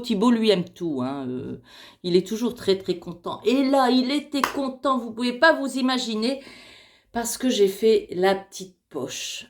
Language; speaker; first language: French; native; French